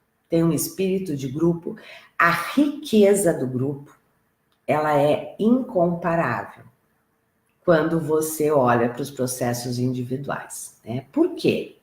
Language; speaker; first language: Portuguese; native; Portuguese